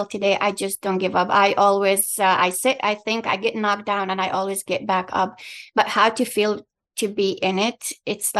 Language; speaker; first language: English; non-native, fluent; Arabic